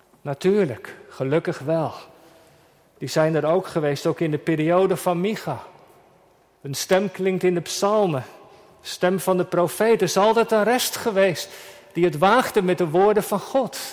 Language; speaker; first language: Dutch; native; Dutch